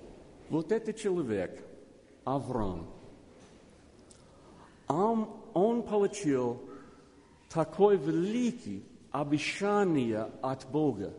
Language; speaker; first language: Russian; non-native, learner; English